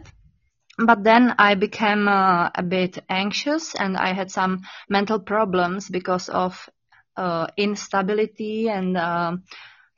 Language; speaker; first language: English; non-native, learner; Czech